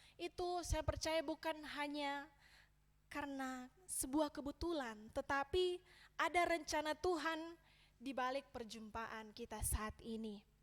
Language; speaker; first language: Indonesian; native; Indonesian